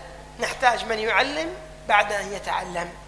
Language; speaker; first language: Arabic; native; Arabic